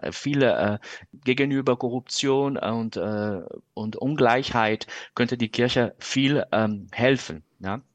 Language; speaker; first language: German; non-native, fluent; Portuguese